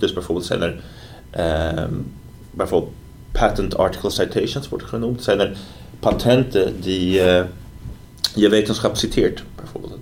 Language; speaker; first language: Dutch; non-native, fluent; Swedish